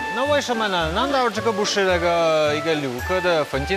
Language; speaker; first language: Chinese; non-native, learner; English